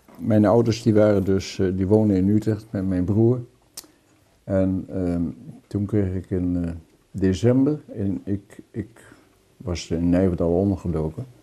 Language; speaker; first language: Dutch; native; Dutch